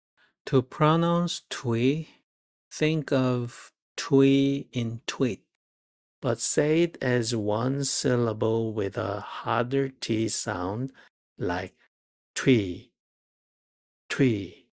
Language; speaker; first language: English; non-native, fluent; Korean